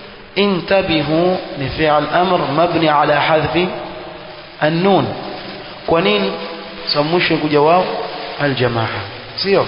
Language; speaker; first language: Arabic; non-native, fluent; Swahili